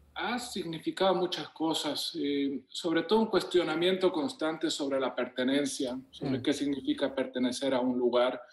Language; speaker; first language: Spanish; native; Spanish